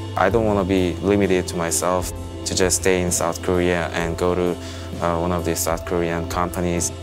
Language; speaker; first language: English; non-native, fluent; Korean